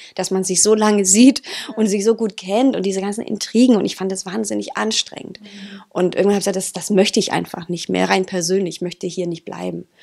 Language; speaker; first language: German; non-native, fluent; Danish